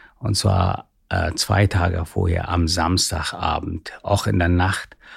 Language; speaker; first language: German; non-native, fluent; Persian